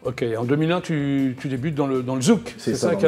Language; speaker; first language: French; native; French